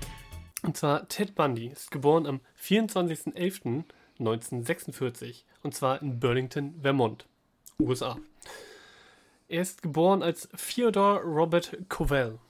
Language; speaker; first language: German; native; German